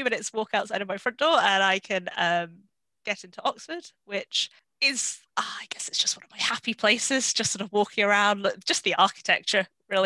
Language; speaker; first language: English; native; English